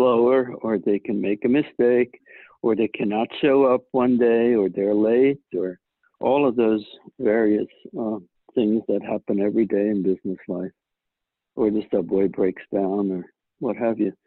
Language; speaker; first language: English; non-native, fluent; Swiss German